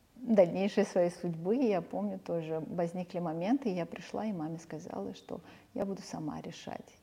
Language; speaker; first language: Russian; early bilingual, other home language; Armenian